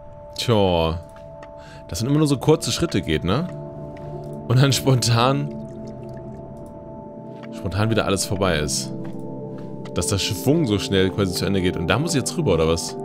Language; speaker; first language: German; native; German